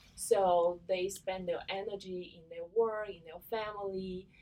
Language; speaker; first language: English; non-native, fluent; Chinese